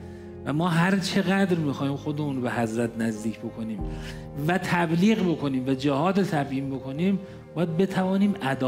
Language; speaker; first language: Persian; native; Persian